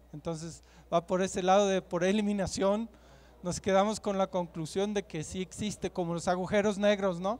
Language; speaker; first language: Spanish; non-native, fluent; German